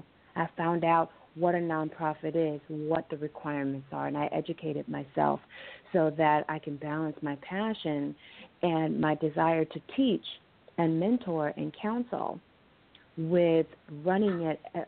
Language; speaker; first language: English; native; English